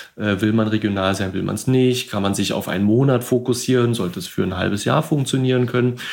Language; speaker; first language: German; native; German